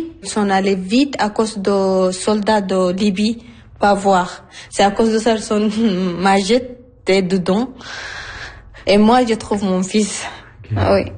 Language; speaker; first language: French; non-native, learner; Arabic